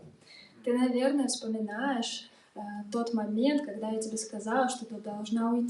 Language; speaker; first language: Russian; native; Russian